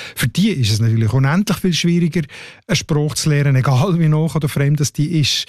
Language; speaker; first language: German; native; German